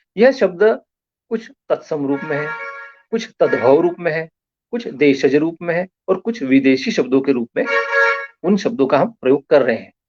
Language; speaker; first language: Hindi; non-native, local second language; Marathi